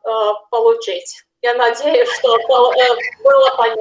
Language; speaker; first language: Russian; non-native, fluent; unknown